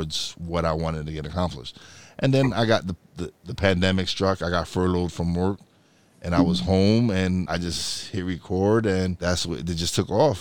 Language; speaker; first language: English; early bilingual, other home language; Spanish